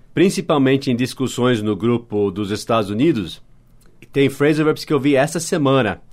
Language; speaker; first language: Portuguese; non-native, fluent; English